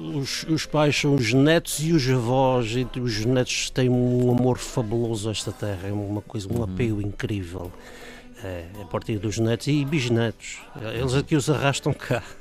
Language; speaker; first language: Portuguese; native; Portuguese